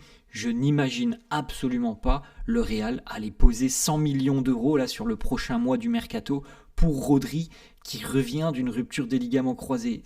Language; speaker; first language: French; native; French